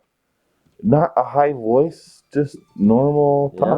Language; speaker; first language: English; native; English